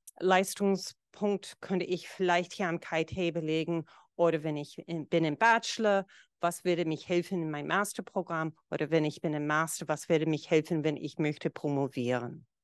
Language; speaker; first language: German; non-native, fluent; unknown